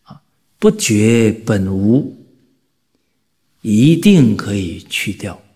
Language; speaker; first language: Chinese; native; Chinese